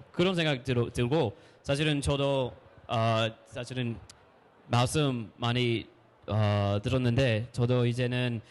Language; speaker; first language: Korean; non-native, fluent; English